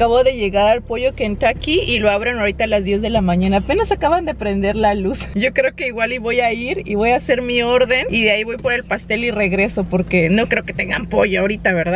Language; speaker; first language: Spanish; native; Spanish